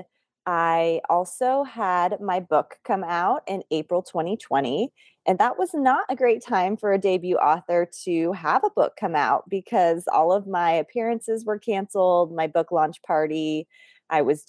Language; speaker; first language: English; native; English